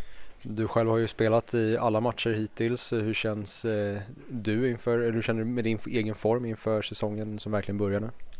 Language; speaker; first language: Swedish; native; Swedish